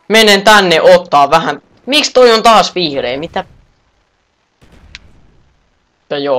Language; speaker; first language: Finnish; native; Finnish